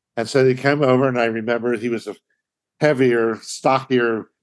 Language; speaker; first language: English; native; English